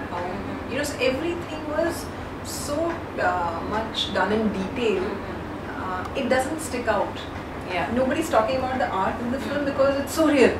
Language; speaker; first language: English; non-native, local second language; Hindi